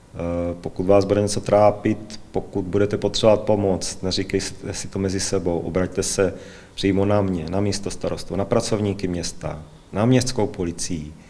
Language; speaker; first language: Czech; native; Czech